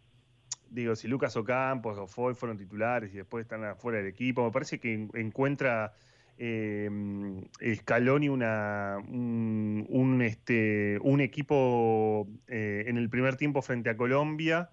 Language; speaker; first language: Spanish; native; Spanish